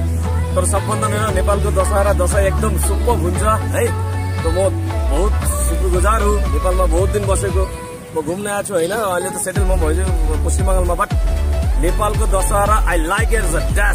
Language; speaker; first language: Nepali; non-native, fluent; Bangla